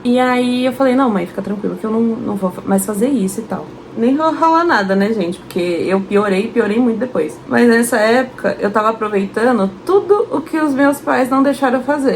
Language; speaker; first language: Portuguese; native; Portuguese